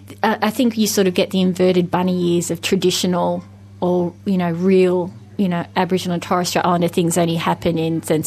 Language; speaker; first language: English; native; English